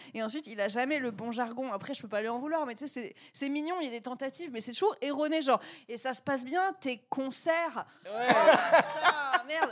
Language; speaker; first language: French; native; French